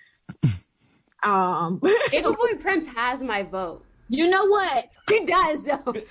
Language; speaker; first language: English; native; English